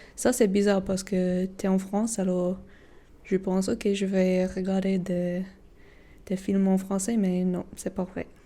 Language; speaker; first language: French; non-native, learner; English